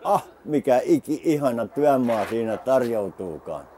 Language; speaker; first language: Finnish; native; Finnish